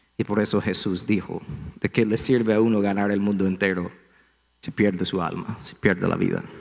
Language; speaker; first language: Spanish; non-native, fluent; English